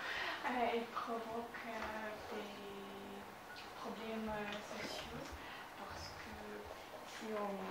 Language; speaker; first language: French; non-native, learner; Russian